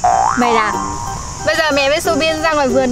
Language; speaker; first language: Vietnamese; native; Vietnamese